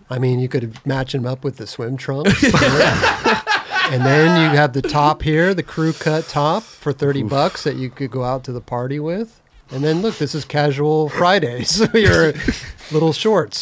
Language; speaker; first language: English; native; English